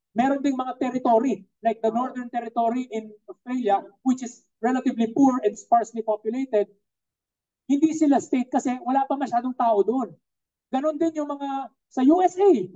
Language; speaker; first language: English; non-native, local second language; Cebuano